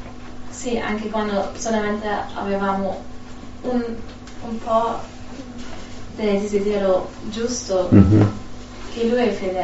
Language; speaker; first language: Italian; non-native, fluent; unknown